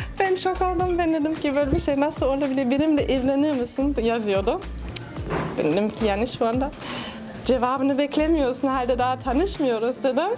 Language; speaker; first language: Turkish; non-native, fluent; German